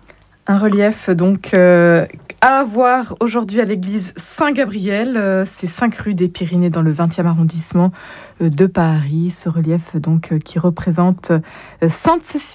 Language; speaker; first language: French; native; French